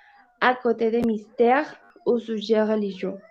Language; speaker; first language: French; non-native, learner; Spanish